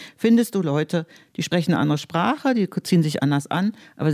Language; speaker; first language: German; native; German